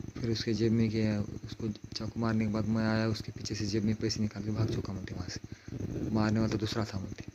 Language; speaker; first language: Hindi; non-native, local second language; Marathi